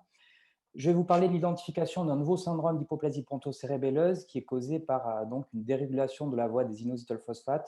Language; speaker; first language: French; native; French